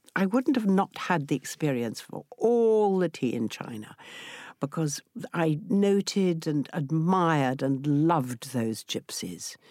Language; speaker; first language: English; native; English